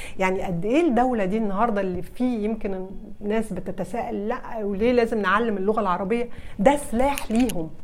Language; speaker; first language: Arabic; early bilingual, heritage; Arabic